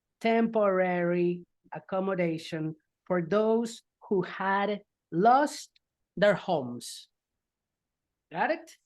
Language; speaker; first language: English; non-native, fluent; Spanish